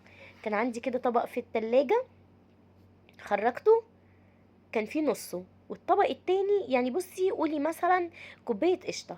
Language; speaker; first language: Arabic; native; Arabic